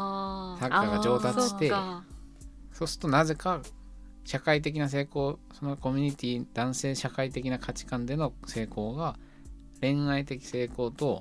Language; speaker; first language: Japanese; native; Japanese